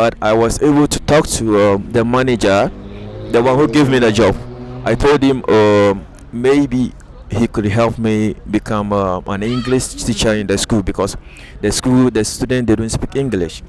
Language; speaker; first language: English; native; English